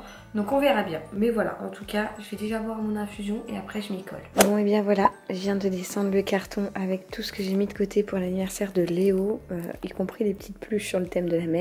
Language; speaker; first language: French; native; French